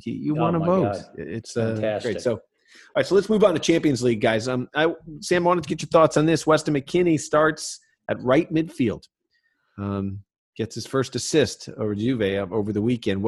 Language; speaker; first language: English; native; English